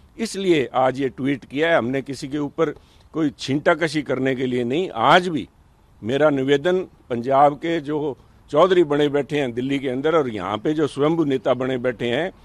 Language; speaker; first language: Hindi; non-native, local second language; Punjabi